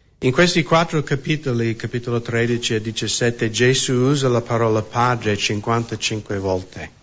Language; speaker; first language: Italian; non-native, fluent; English